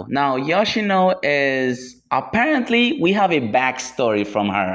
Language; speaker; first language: English; native; English